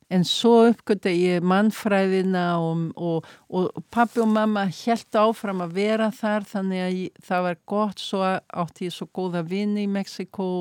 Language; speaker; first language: Icelandic; early bilingual, heritage; Icelandic